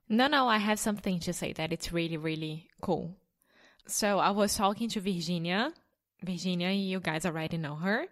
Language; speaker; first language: English; non-native, fluent; Portuguese